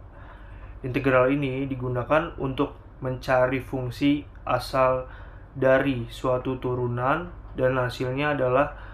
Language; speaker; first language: Indonesian; native; Indonesian